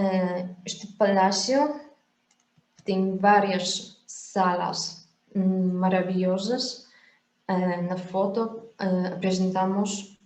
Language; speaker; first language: Portuguese; non-native, fluent; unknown